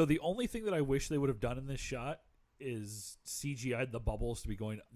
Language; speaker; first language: English; native; English